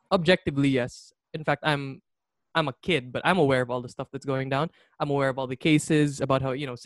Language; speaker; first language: English; non-native, local second language; Filipino